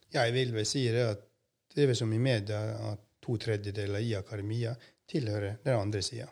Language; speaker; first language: Norwegian; native; Norwegian